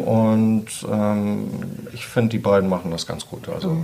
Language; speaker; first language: German; native; German